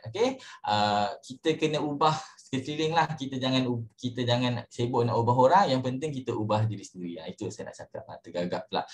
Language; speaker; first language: Malay; native; Malay